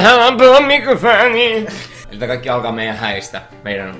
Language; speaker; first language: Finnish; native; Finnish